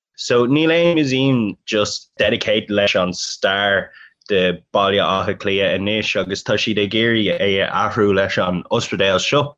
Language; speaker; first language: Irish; non-native, local second language; English